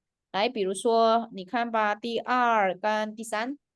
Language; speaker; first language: Chinese; non-native, fluent; Indonesian